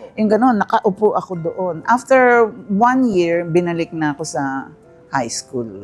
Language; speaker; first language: Filipino; early bilingual, heritage; Filipino